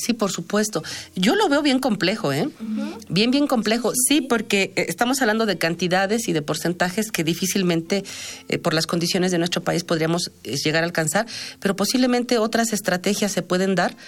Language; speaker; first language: Spanish; native; Spanish